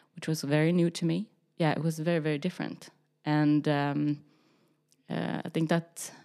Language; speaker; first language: English; early bilingual, other home language; Swedish